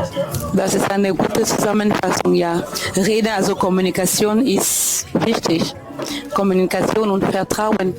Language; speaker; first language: German; non-native, fluent; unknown